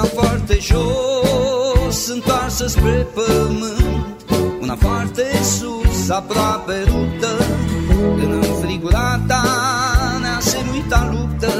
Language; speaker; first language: Romanian; native; Romanian